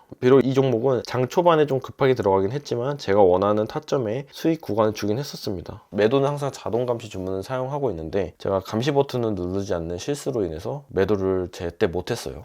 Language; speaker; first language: Korean; native; Korean